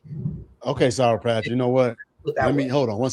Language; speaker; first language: English; native; English